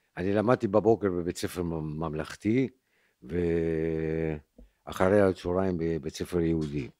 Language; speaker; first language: Hebrew; non-native, fluent; Spanish